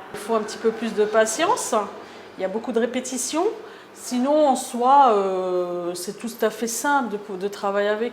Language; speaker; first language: French; native; French